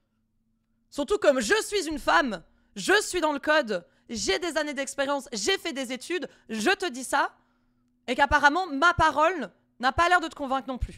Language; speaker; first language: French; native; French